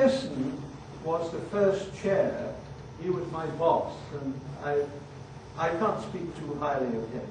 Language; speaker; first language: English; native; English